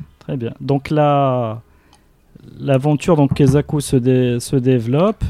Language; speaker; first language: French; non-native, local second language; Arabic